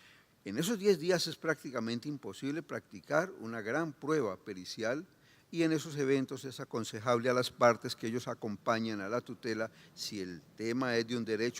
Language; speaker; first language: Spanish; native; Spanish